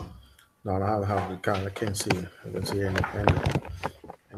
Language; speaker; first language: English; non-native, learner; Spanish